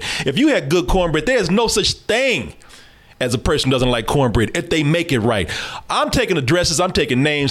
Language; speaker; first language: English; native; English